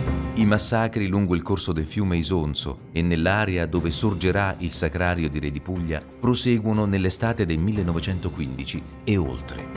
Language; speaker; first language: Italian; native; Italian